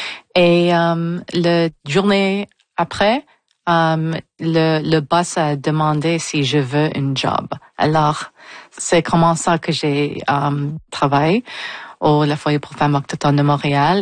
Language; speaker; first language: French; non-native, fluent; English